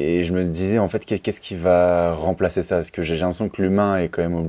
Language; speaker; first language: French; native; French